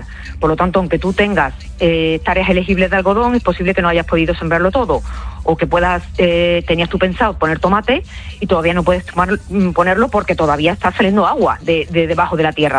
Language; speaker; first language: Spanish; native; Spanish